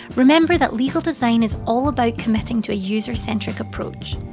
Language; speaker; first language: English; native; English